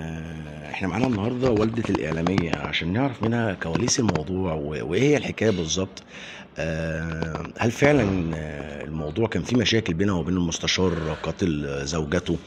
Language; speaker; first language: Arabic; native; Arabic